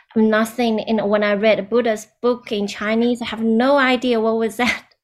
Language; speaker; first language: English; non-native, learner; Chinese